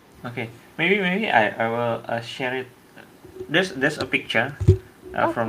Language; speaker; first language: English; non-native, learner; Indonesian